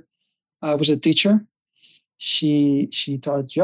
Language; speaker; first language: English; non-native, fluent; Catalan